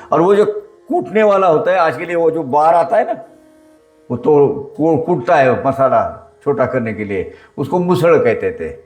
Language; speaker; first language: Hindi; non-native, local second language; Marathi